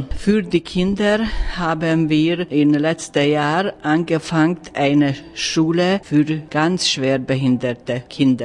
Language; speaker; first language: German; non-native, learner; Hungarian